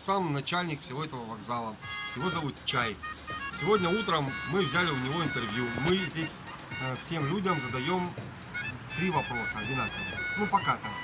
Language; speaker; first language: Russian; native; Russian